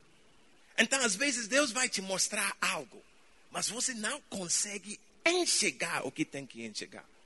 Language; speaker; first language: Portuguese; non-native, fluent; English